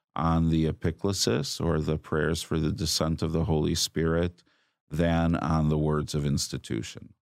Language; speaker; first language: English; native; English